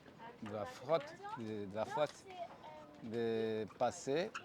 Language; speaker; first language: French; non-native, fluent; Portuguese